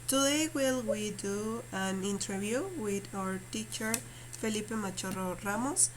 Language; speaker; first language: English; non-native, learner; Spanish